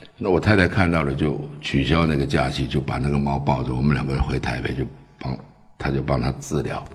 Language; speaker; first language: Chinese; early bilingual, other home language; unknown